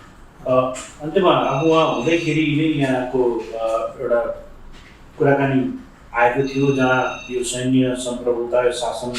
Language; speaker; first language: Nepali; native; Nepali